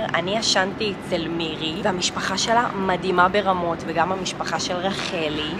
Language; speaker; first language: Hebrew; native; Hebrew